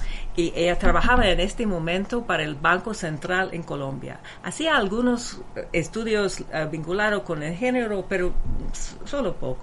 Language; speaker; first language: Spanish; non-native, fluent; English